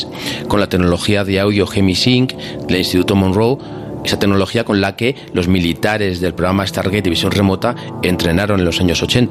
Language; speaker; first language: Spanish; native; Spanish